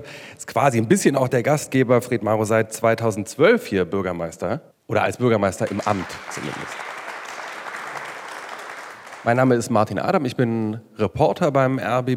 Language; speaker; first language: German; native; German